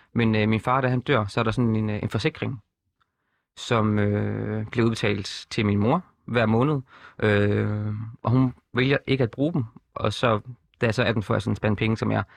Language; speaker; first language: Danish; native; Danish